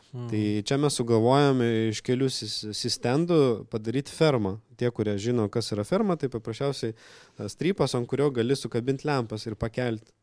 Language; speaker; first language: Lithuanian; non-native, local second language; Russian